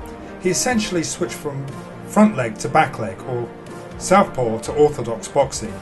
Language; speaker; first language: English; native; English